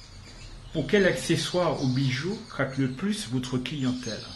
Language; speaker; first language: French; native; French